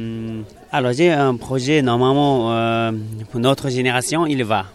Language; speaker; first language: French; non-native, learner; Tibetan